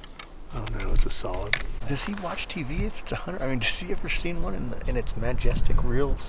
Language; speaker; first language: English; native; English